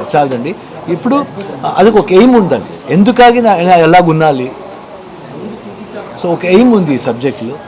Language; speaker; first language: Telugu; non-native, learner; Kannada